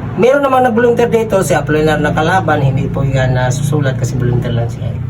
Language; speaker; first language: Filipino; non-native, local second language; Cebuano